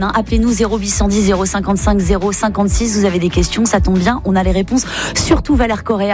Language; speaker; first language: French; native; French